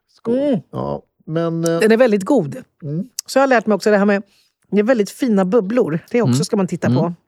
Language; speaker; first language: Swedish; early bilingual, other home language; Spanish